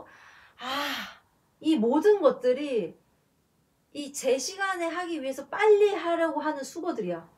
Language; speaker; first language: Korean; native; Korean